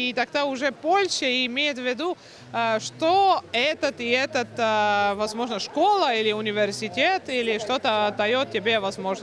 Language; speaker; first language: Russian; non-native, local second language; Estonian